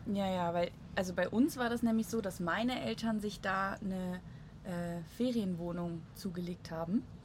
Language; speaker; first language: German; native; German